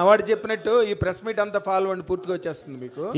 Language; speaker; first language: Telugu; native; Telugu